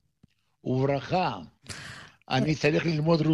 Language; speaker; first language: Hebrew; non-native, fluent; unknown